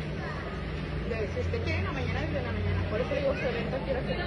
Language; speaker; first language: Spanish; native; Spanish